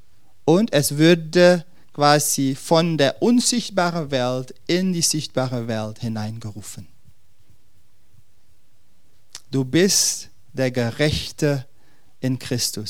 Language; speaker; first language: German; non-native, fluent; Dutch